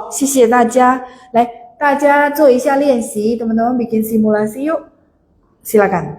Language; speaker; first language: Chinese; non-native, fluent; Indonesian